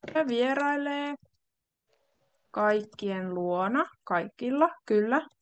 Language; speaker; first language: Finnish; native; Finnish